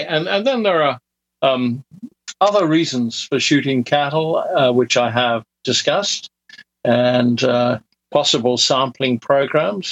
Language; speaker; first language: English; native; English